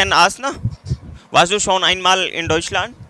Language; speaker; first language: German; non-native, learner; Hindi